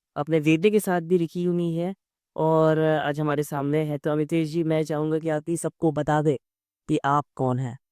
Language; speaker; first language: Hindi; native; Hindi